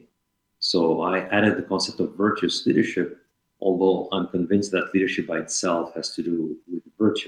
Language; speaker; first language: English; non-native, fluent; French